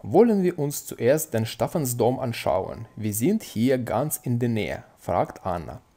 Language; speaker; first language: German; non-native, fluent; Russian